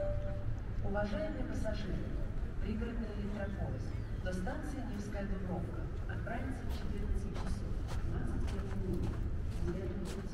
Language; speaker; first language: Russian; native; Russian